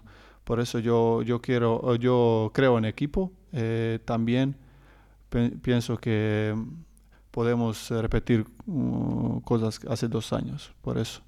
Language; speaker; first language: Spanish; non-native, learner; Croatian